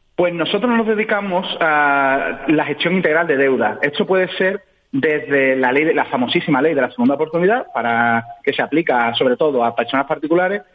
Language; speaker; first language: Spanish; native; Spanish